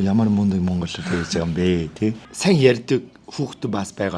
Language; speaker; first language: Mongolian; non-native, fluent; Korean